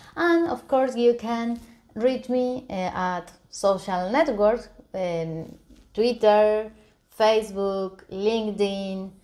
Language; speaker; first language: English; non-native, fluent; Spanish